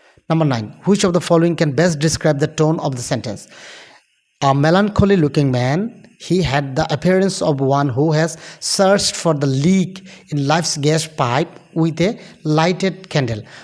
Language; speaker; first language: English; non-native, local second language; Bangla